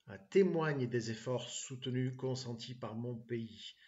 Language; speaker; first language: French; non-native, fluent; English